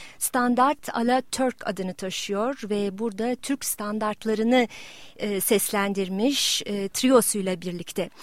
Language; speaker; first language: Turkish; native; Turkish